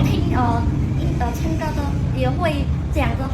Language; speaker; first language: Chinese; non-native, learner; Khmer